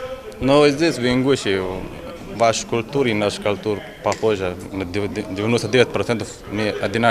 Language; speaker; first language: Russian; non-native, learner; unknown